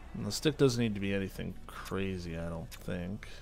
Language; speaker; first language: English; native; English